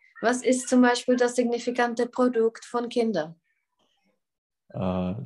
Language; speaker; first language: German; non-native, fluent; Czech